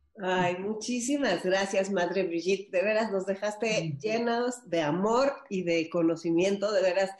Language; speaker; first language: Spanish; native; Spanish